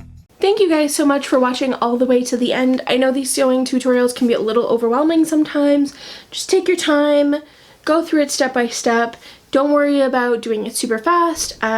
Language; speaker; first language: English; native; English